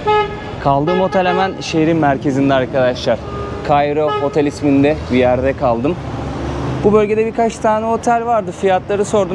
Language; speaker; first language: Turkish; native; Turkish